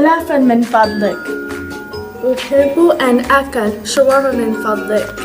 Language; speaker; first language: Arabic; non-native, learner; English